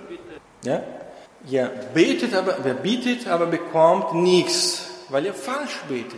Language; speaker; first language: German; non-native, fluent; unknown